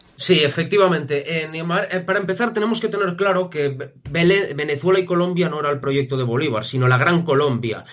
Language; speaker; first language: Spanish; native; Spanish